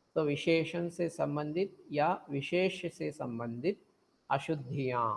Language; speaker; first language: Hindi; non-native, local second language; Telugu